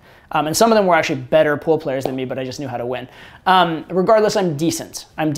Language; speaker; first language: English; native; English